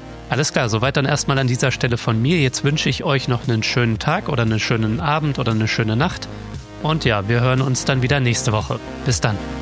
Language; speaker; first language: German; native; German